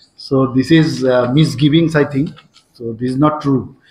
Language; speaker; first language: English; non-native, local second language; Bangla